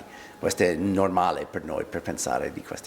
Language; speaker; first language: Italian; non-native, fluent; English